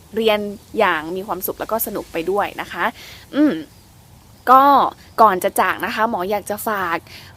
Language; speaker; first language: Thai; native; Thai